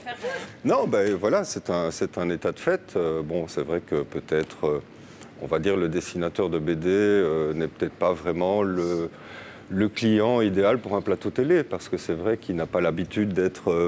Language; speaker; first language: French; native; French